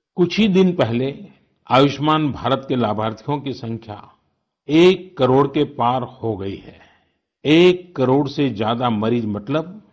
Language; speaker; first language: Hindi; non-native, local second language; Gujarati